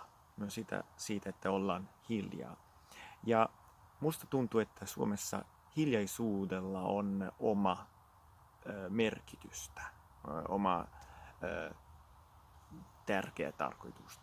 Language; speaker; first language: Finnish; non-native, fluent; Italian